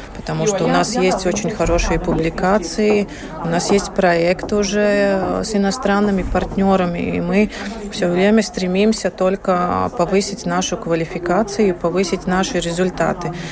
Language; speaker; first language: Russian; non-native, local second language; Latvian